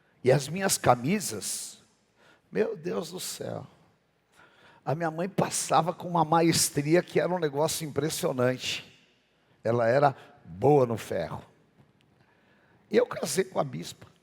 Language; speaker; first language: Portuguese; native; Portuguese